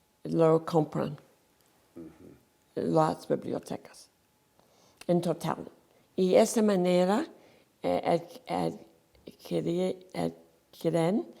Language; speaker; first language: Spanish; non-native, fluent; English